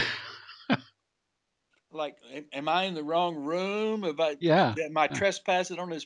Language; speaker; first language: English; native; English